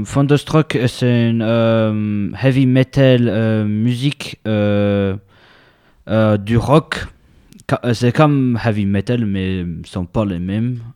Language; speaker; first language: French; non-native, learner; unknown